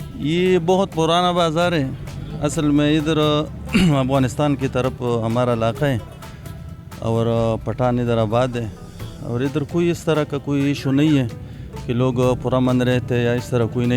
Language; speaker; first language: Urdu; non-native, local second language; Pashto